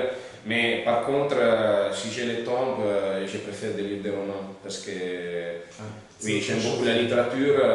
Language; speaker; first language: French; non-native, learner; Italian